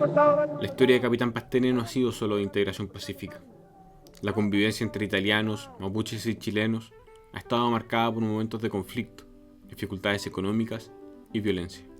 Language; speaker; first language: Spanish; native; Spanish